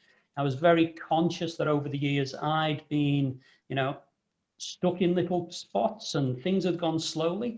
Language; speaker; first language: English; native; English